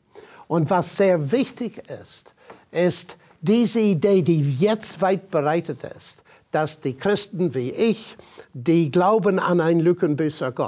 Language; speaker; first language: German; non-native, fluent; English